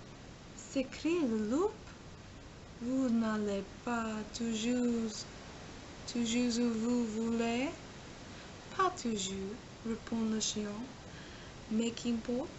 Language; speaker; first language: French; non-native, learner; English